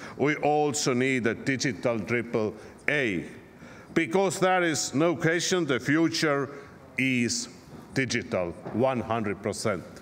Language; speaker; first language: English; non-native, fluent; Estonian